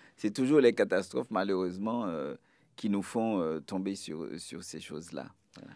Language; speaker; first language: French; non-native, local second language; Haitian Creole